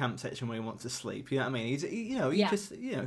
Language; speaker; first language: English; native; English